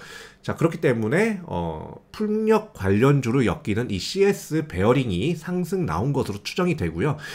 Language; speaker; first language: Korean; native; Korean